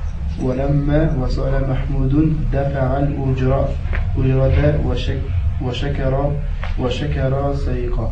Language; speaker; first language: Arabic; non-native, learner; French